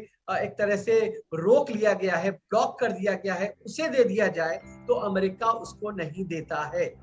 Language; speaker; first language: Hindi; native; Hindi